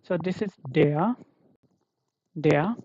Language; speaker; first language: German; non-native, fluent; Hindi